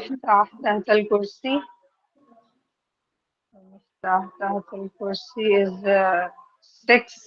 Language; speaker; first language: Arabic; non-native, learner; Urdu